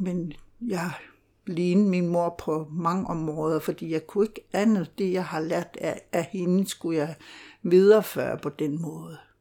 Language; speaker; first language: Danish; non-native, local second language; Kalaallisut